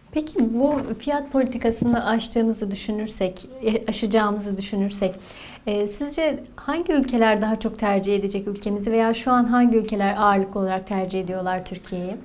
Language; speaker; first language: Turkish; native; Turkish